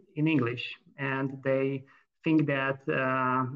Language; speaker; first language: English; non-native, fluent; Polish